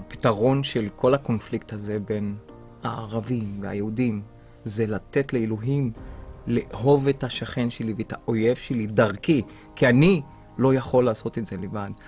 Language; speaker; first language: Hebrew; non-native, local second language; Arabic